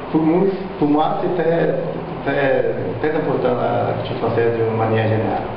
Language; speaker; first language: French; non-native, fluent; Portuguese